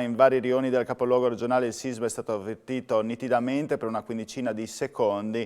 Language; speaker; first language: Italian; native; Italian